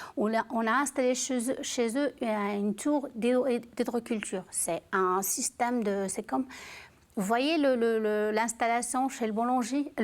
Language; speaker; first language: French; non-native, local second language; Arabic